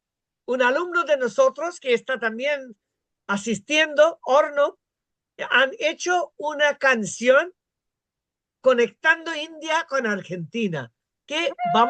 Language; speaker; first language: Spanish; non-native, fluent; Bangla